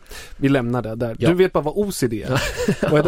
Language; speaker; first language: Swedish; native; Swedish